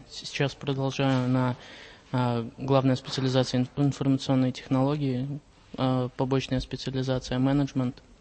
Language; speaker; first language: Russian; native; Russian